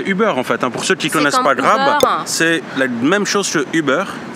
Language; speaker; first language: French; native; French